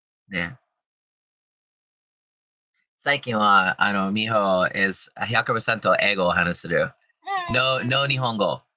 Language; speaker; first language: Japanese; non-native, learner; English